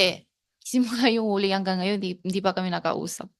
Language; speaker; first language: Filipino; non-native, learner; Chinese